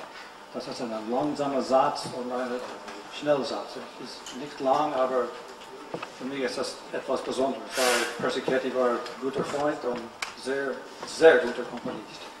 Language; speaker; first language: German; non-native, learner; English